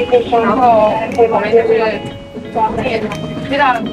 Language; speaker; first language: Chinese; early bilingual, heritage; Chinese